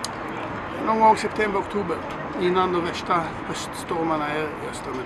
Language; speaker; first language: Swedish; non-native, fluent; Hebrew